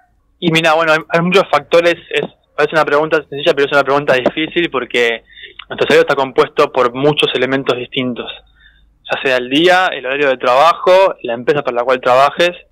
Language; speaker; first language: Spanish; native; Spanish